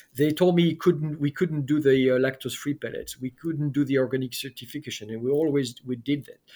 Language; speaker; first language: English; non-native, fluent; French